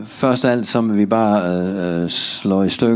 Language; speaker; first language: Danish; non-native, learner; Russian